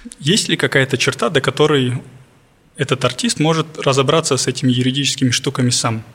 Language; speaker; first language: Russian; non-native, local second language; Kazakh